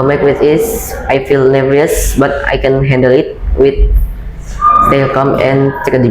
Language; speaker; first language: English; non-native, learner; Indonesian